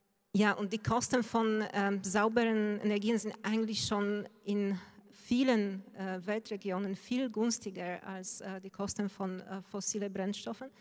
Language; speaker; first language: German; non-native, fluent; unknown